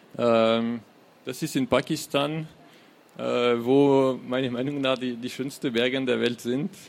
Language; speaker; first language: German; non-native, fluent; French